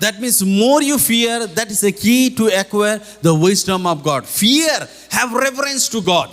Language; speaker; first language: English; non-native, local second language; Nepali